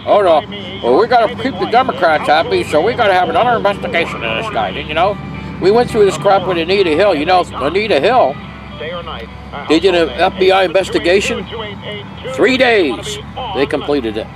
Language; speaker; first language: English; native; English